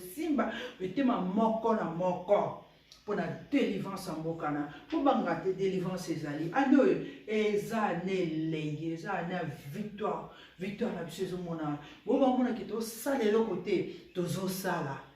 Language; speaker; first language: Lingala; non-native, local second language; Luba-Lulua